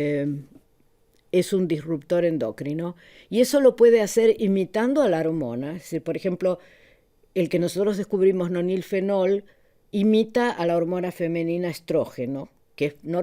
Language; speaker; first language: Spanish; native; Spanish